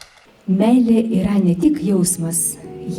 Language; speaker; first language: Lithuanian; native; Lithuanian